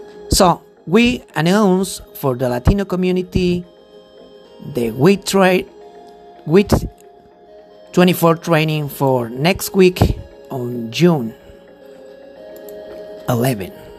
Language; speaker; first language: English; non-native, learner; Spanish